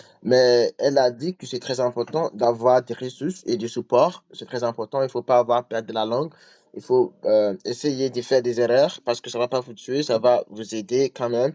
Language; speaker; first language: French; non-native, learner; English